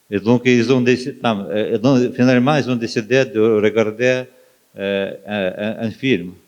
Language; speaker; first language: French; non-native, fluent; Ukrainian